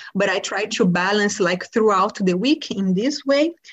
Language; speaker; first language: English; non-native, fluent; Portuguese